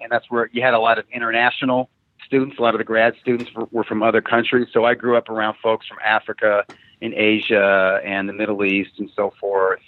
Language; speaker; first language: English; native; English